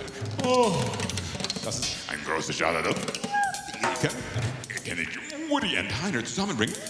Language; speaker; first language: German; non-native, fluent; English